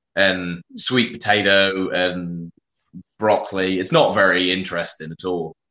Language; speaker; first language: English; native; English